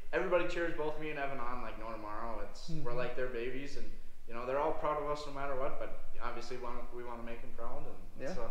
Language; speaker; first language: English; native; English